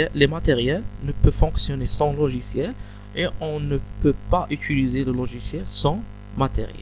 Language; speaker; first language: French; non-native, local second language; Arabic